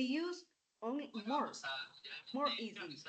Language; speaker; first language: English; non-native, learner; Spanish